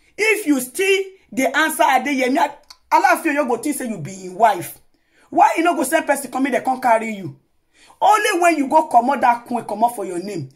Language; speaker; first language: Nigerian Pidgin; non-native, local second language; Yoruba